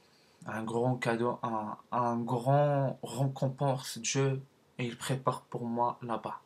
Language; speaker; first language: French; non-native, learner; Arabic